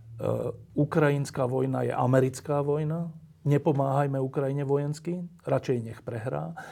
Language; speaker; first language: Slovak; native; Slovak